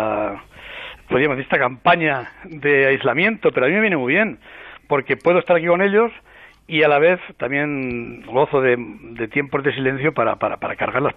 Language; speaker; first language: Spanish; native; Spanish